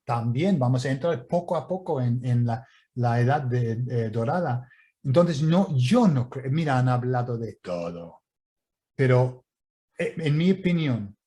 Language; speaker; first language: Spanish; non-native, fluent; English